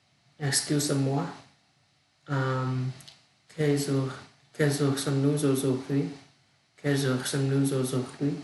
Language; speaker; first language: French; non-native, learner; Vietnamese